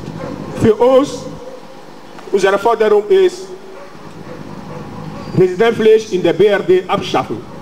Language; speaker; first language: German; non-native, fluent; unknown